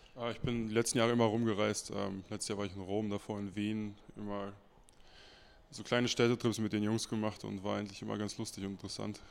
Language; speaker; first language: German; native; German